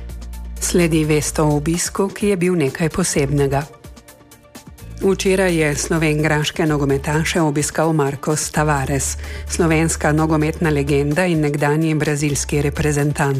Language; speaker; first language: Slovenian; native; Slovenian